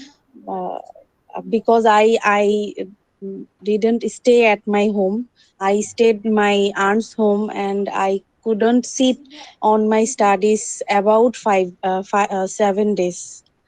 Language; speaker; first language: English; non-native, learner; Bangla